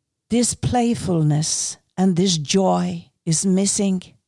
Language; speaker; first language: English; non-native, fluent; Norwegian